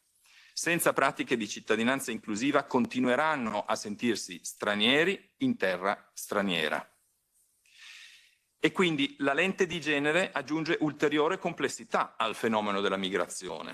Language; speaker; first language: Italian; native; Italian